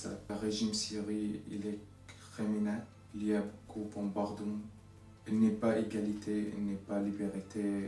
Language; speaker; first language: French; non-native, learner; Arabic